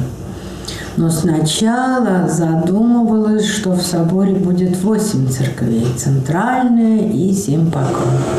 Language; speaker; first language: Russian; native; Russian